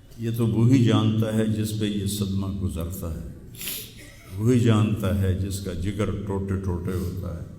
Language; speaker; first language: Urdu; non-native, local second language; Punjabi